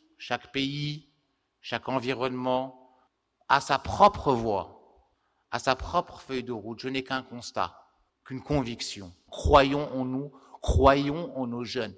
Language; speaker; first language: French; non-native, local second language; Arabic